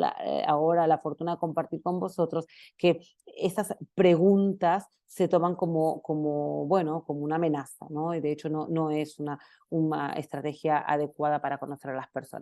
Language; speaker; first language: Spanish; native; Spanish